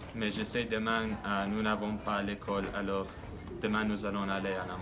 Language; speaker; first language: French; non-native, learner; English